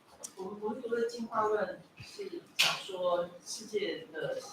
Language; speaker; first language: Chinese; native; Chinese